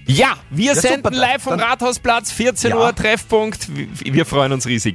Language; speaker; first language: German; native; German